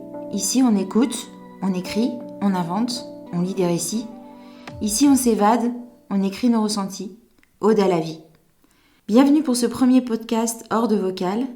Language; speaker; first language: French; native; French